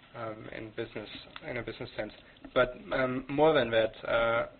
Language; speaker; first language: English; non-native, fluent; German